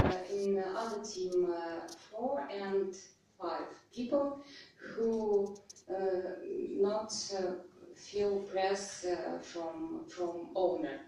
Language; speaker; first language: English; non-native, learner; Russian